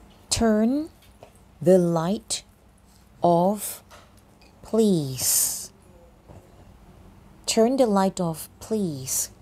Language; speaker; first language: English; non-native, fluent; Thai